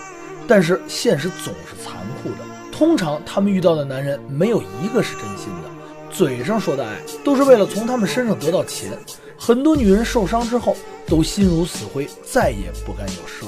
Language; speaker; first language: Chinese; native; Chinese